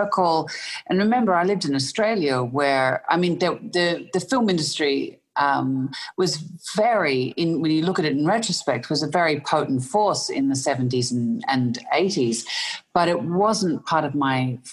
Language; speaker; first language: English; native; English